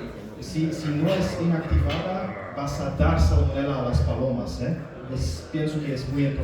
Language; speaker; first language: Spanish; non-native, learner; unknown